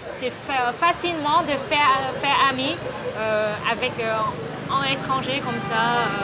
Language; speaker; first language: French; non-native, learner; Vietnamese